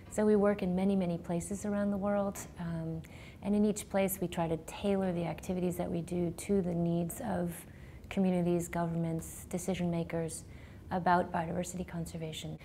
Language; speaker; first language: English; native; English